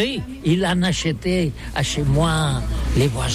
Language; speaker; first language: French; non-native, learner; Catalan